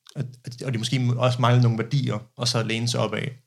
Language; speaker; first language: Danish; early bilingual, other home language; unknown